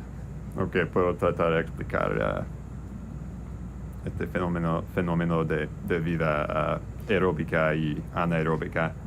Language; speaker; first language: Spanish; non-native, learner; English